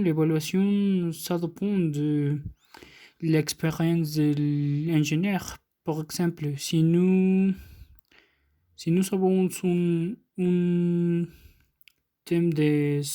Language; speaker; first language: French; non-native, learner; Spanish